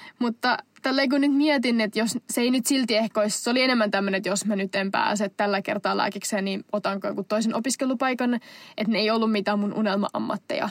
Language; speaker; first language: Finnish; non-native, local second language; Swedish